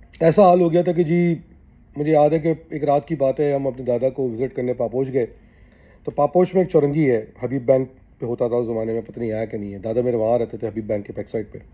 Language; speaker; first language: Urdu; native; Urdu